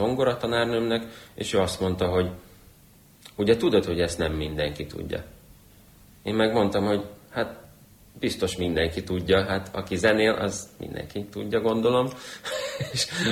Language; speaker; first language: Hungarian; early bilingual, other home language; Ukrainian